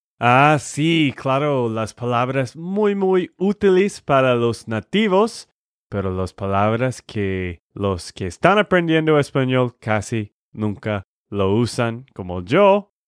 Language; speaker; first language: Spanish; non-native, learner; English